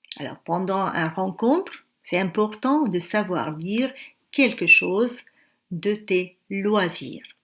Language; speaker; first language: French; native; French